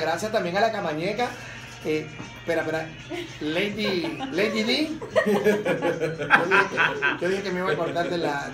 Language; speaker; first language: Spanish; native; Spanish